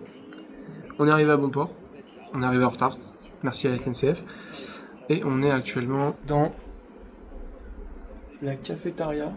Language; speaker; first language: French; native; French